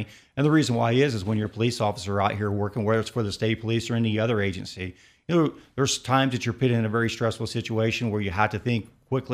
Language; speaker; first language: English; native; English